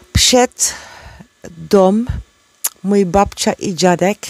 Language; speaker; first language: Polish; non-native, learner; Dutch